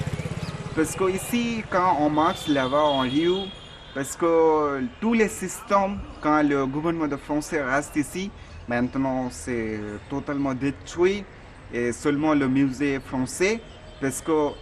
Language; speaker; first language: French; non-native, learner; Bangla